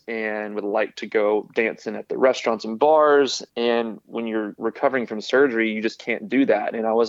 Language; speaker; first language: English; native; English